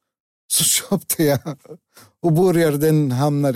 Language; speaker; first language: Swedish; non-native, learner; Arabic